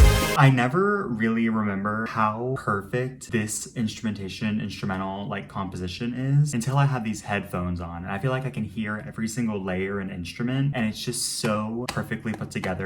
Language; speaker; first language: English; native; English